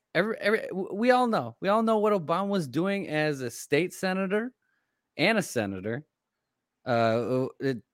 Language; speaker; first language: English; native; English